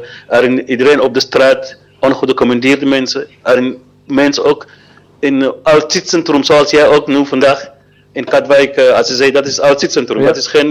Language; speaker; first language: Dutch; non-native, fluent; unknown